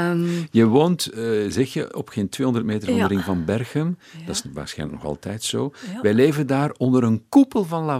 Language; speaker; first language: Dutch; native; Dutch